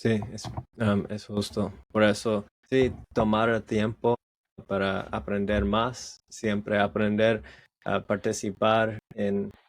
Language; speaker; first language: Spanish; non-native, learner; English